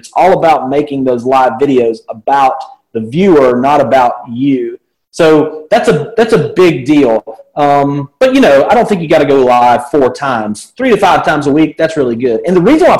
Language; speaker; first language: English; native; English